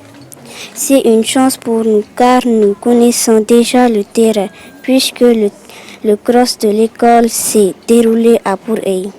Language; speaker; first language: French; native; French